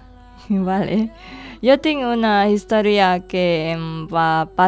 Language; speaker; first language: Catalan; non-native, learner; Indonesian